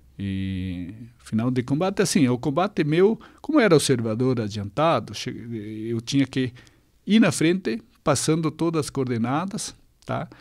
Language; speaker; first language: Portuguese; non-native, fluent; Spanish